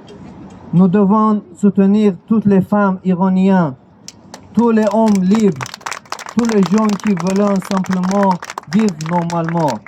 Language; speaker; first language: French; non-native, learner; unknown